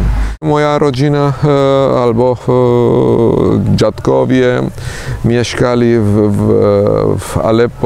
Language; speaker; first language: Polish; non-native, fluent; Armenian